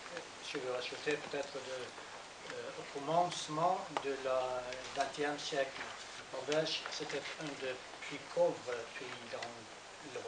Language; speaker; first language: French; non-native, learner; Norwegian